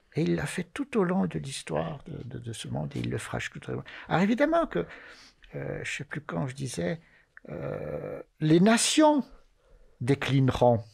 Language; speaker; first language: French; native; French